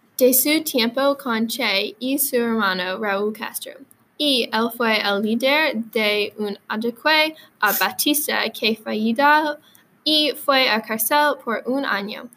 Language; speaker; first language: Spanish; non-native, learner; English